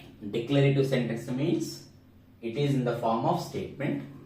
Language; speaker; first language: English; non-native, local second language; Telugu